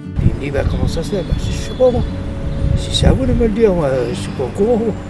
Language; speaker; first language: French; native; French